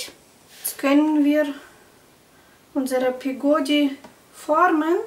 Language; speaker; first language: German; non-native, fluent; Russian